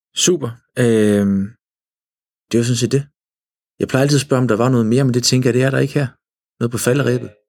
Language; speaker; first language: Danish; native; Danish